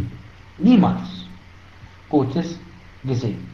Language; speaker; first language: German; non-native, fluent; Arabic